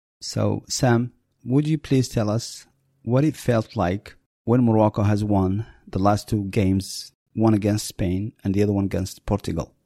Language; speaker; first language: English; non-native, fluent; Berber languages